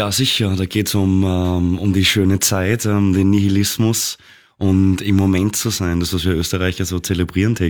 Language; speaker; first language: German; native; German